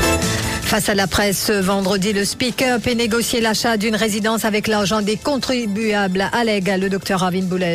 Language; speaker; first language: French; non-native, local second language; Morisyen